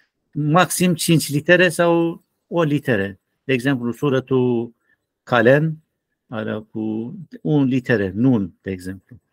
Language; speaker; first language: Romanian; non-native, learner; Turkish